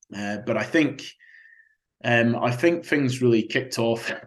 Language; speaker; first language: English; native; English